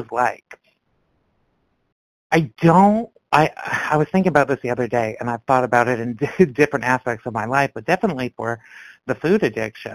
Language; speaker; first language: English; native; English